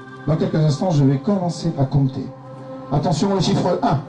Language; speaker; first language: French; native; French